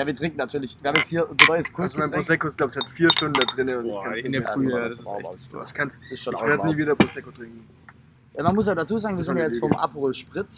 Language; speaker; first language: German; native; German